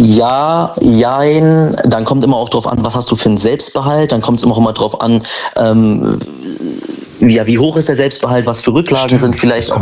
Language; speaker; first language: German; native; German